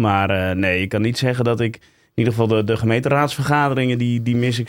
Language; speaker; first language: Dutch; native; Dutch